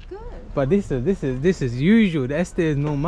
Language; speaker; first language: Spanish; non-native, learner; English